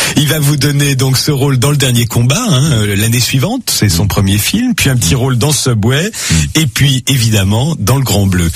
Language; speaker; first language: French; native; French